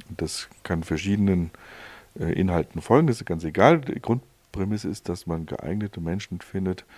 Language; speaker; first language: German; native; German